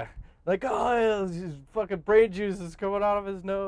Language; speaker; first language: English; native; English